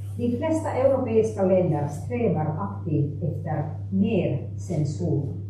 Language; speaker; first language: Swedish; non-native, local second language; Finnish